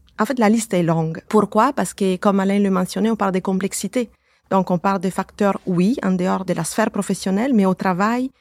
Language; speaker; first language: French; native; French